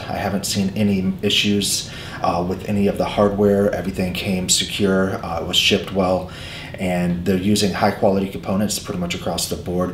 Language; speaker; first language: English; native; English